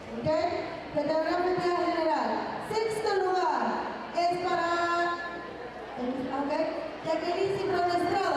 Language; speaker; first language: Spanish; native; Spanish